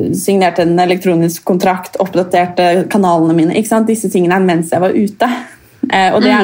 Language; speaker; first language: Norwegian; native; Norwegian